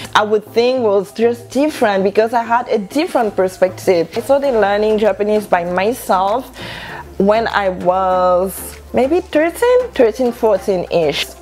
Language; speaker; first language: English; non-native, local second language; French